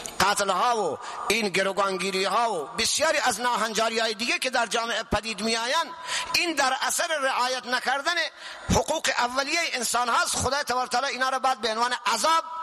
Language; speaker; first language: Persian; non-native, local second language; Baluchi